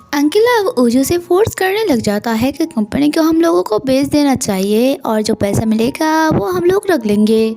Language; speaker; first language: Hindi; non-native, local second language; Bangla